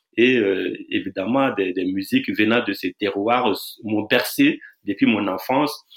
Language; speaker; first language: French; non-native, local second language; Dyula